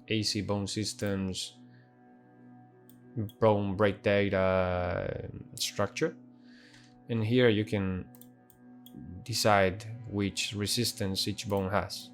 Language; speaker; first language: English; non-native, fluent; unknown